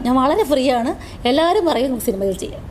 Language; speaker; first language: Malayalam; native; Malayalam